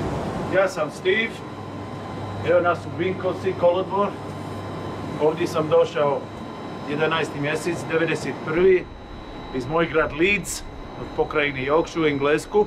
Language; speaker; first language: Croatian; non-native, fluent; English